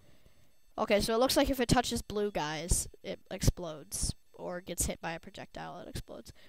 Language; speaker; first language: English; native; English